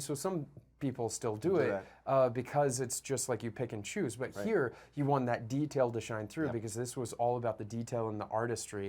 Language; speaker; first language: English; native; English